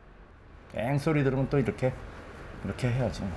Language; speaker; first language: Korean; native; Korean